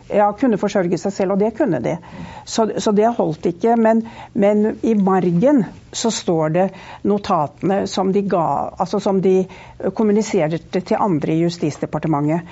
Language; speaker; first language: Norwegian; native; Norwegian